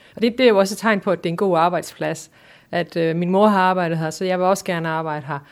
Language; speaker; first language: Danish; native; Danish